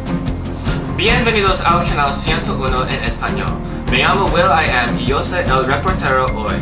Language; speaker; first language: Spanish; non-native, learner; English